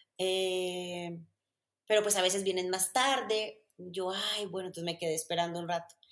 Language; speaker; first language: Spanish; native; Spanish